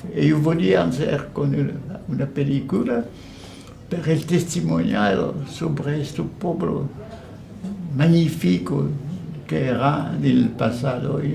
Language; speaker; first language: Spanish; non-native, fluent; French